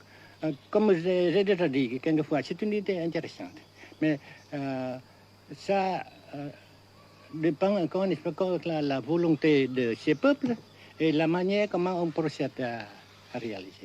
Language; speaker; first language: French; non-native, local second language; Vietnamese